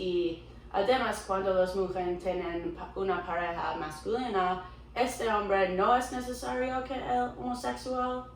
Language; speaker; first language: Spanish; non-native, learner; English